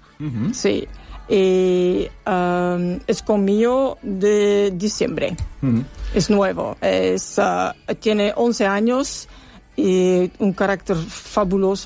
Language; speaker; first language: Spanish; non-native, learner; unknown